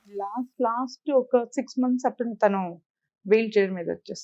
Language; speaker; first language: Telugu; native; Telugu